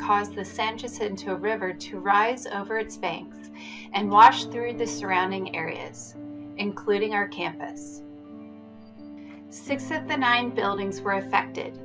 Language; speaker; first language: English; native; English